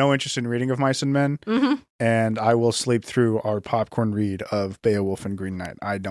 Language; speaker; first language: English; native; English